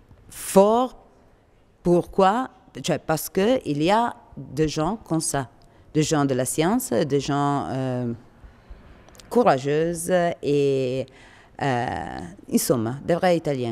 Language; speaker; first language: French; non-native, learner; Italian